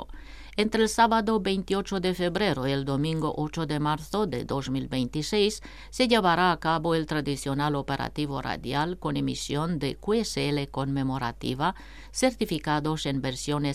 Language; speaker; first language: Spanish; non-native, fluent; Romanian